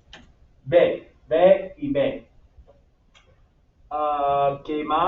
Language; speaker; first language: Spanish; non-native, fluent; English